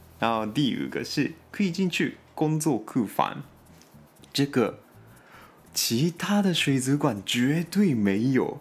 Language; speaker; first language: Chinese; non-native, fluent; Japanese